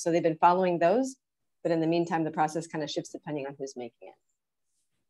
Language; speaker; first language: English; native; English